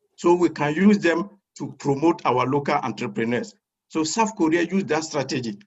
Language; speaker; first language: English; non-native, fluent; French